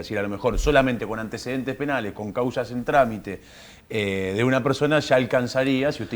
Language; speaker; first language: Spanish; native; Spanish